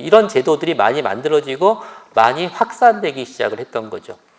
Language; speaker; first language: Korean; native; Korean